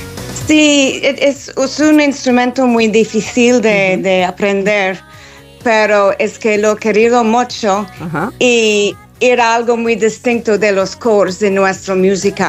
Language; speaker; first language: Spanish; non-native, fluent; English